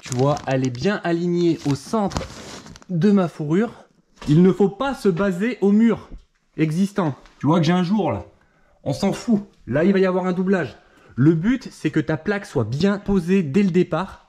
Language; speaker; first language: French; native; French